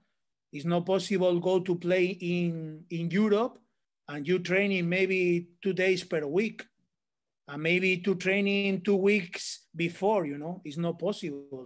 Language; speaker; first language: English; non-native, learner; Spanish